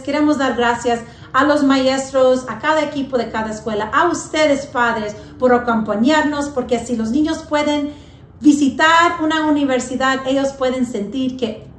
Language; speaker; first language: Spanish; early bilingual, heritage; English